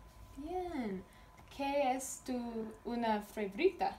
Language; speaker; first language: Spanish; non-native, learner; English